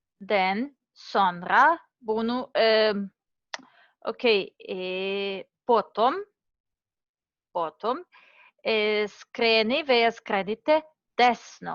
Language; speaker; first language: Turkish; non-native, learner; Serbian